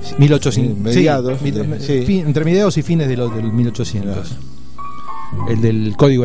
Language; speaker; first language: Spanish; native; Spanish